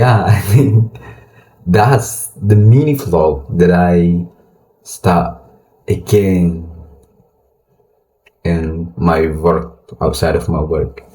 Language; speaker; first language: English; non-native, learner; Indonesian